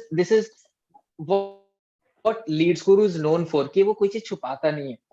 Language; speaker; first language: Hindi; native; Hindi